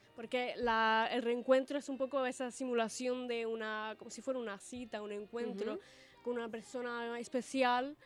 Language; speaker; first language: Spanish; early bilingual, other home language; Italian